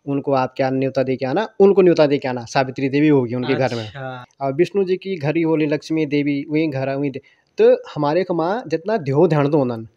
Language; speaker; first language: Hindi; non-native, local second language; Garhwali